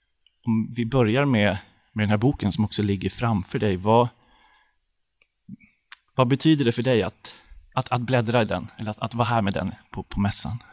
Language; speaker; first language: Swedish; native; Swedish